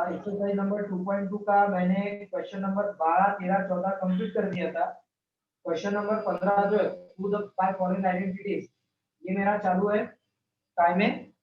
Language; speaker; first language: Hindi; non-native, local second language; Marathi